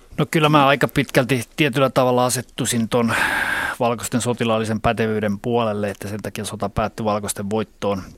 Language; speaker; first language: Finnish; native; Finnish